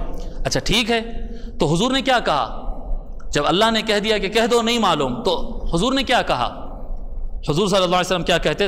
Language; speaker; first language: Urdu; native; Urdu